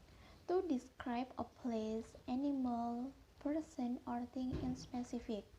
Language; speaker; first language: English; non-native, fluent; Indonesian